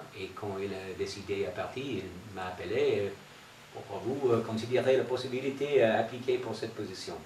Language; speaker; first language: French; non-native, fluent; English